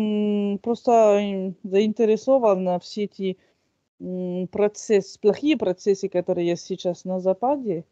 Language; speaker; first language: Russian; non-native, fluent; French